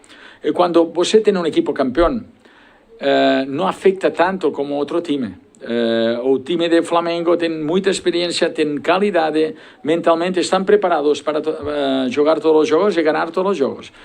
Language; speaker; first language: Portuguese; non-native, learner; Spanish